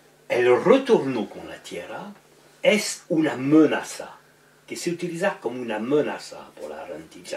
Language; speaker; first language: Spanish; non-native, learner; French